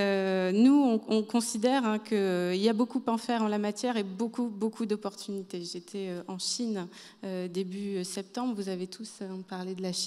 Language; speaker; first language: French; native; French